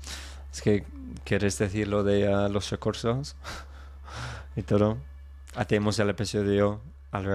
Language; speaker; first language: Spanish; non-native, fluent; English